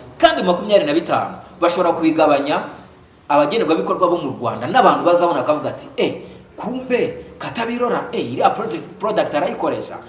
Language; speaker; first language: Kinyarwanda; native; Kinyarwanda